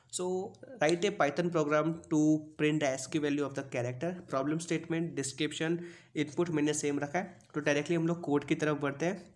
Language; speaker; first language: Hindi; native; Hindi